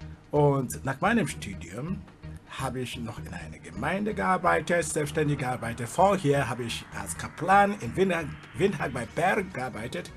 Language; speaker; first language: German; non-native, fluent; Igbo